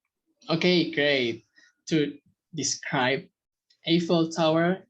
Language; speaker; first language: English; non-native, fluent; Indonesian